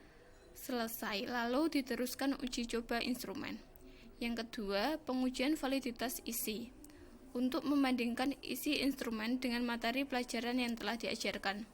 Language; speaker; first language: Indonesian; native; Indonesian